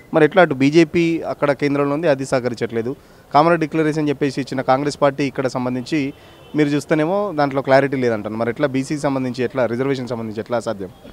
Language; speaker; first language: Telugu; native; Telugu